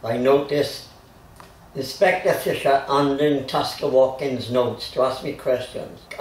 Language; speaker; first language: English; native; English